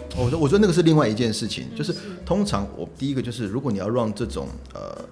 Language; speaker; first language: Chinese; native; Chinese